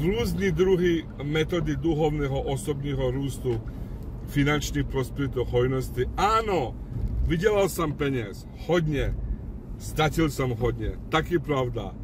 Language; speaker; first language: Czech; non-native, fluent; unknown